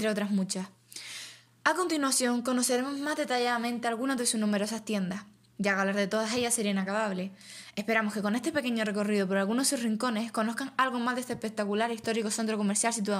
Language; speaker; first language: Spanish; native; Spanish